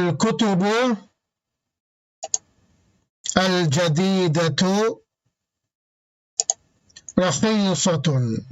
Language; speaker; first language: Arabic; non-native, fluent; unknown